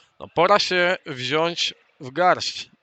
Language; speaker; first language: Polish; native; Polish